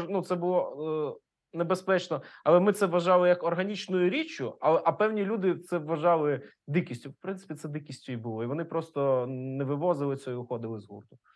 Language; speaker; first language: Ukrainian; non-native, local second language; Russian